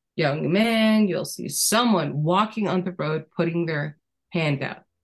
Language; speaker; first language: English; native; English